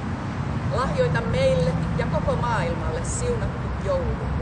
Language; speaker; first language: Finnish; native; Finnish